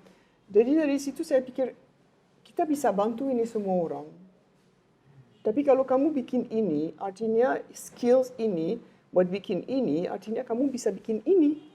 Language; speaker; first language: Indonesian; non-native, learner; French